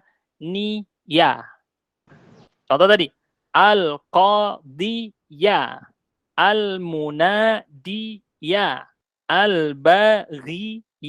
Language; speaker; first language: Arabic; non-native, fluent; Indonesian